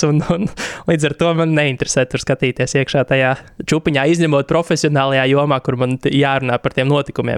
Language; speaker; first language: Latvian; native; Latvian